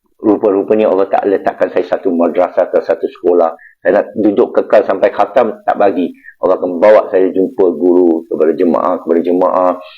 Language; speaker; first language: Malay; non-native, local second language; Chinese